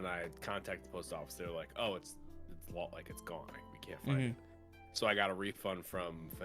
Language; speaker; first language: English; native; English